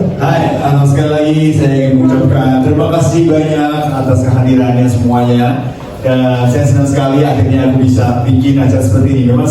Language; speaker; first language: Indonesian; non-native, fluent; Japanese